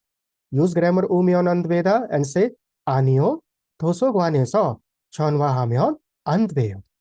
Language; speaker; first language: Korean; non-native, fluent; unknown